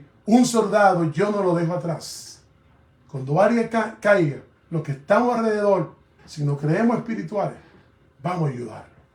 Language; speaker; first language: Spanish; native; Spanish